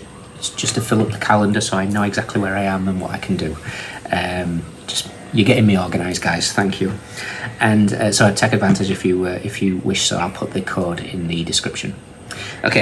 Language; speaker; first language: English; native; English